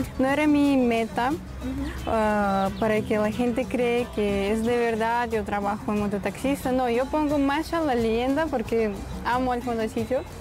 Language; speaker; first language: Spanish; non-native, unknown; Russian